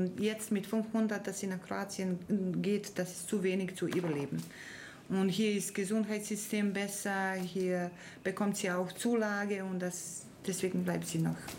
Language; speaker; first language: German; non-native, fluent; Serbian